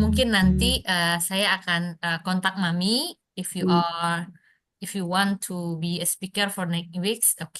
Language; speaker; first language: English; non-native, learner; Indonesian